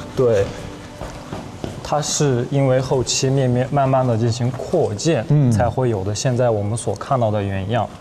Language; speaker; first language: Chinese; native; Chinese